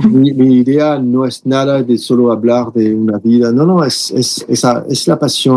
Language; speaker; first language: Spanish; non-native, fluent; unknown